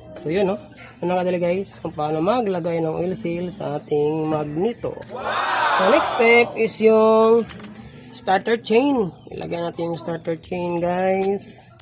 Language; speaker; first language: Filipino; non-native, local second language; Cebuano